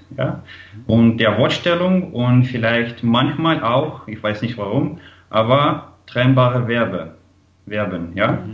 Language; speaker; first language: German; non-native, fluent; Lithuanian